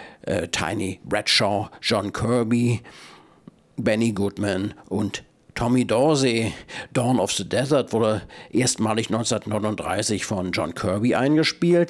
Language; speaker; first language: German; native; German